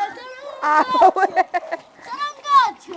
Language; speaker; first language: Italian; early bilingual, other home language; Filipino